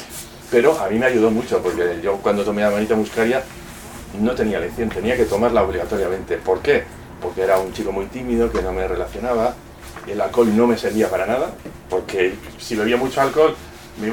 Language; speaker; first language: Spanish; native; Spanish